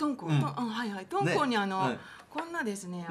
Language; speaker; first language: Japanese; native; Japanese